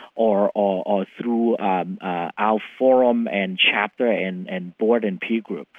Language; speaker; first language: English; non-native, fluent; Vietnamese